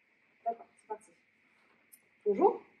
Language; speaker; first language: French; native; French